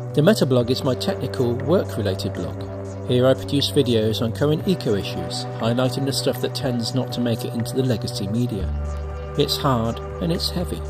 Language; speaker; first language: English; native; English